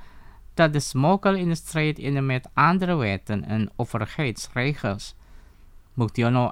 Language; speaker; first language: Dutch; non-native, fluent; Indonesian